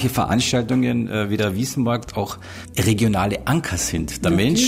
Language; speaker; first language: German; native; German